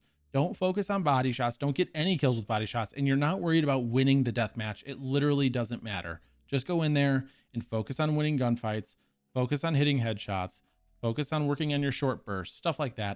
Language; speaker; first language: English; native; English